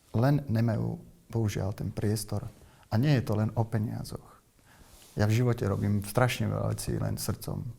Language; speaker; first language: Slovak; native; Slovak